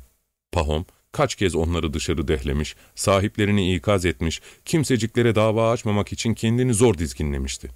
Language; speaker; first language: Turkish; native; Turkish